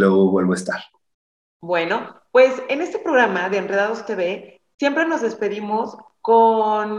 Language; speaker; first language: Spanish; native; Spanish